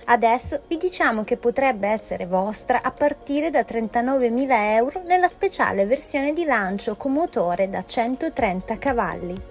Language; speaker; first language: Italian; native; Italian